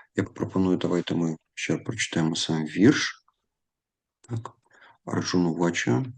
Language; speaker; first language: Ukrainian; non-native, local second language; Russian